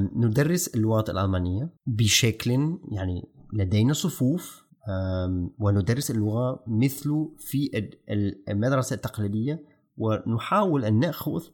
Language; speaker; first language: Arabic; non-native, fluent; German